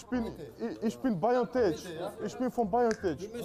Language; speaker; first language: German; early bilingual, other home language; Russian